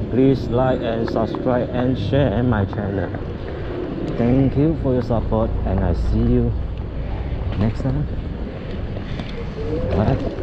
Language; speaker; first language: English; non-native, local second language; Chinese